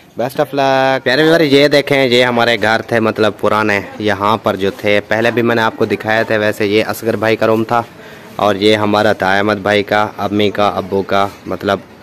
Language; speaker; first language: Urdu; non-native, local second language; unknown